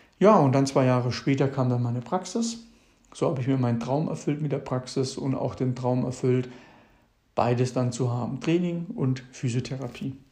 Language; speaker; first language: German; early bilingual, other home language; Italian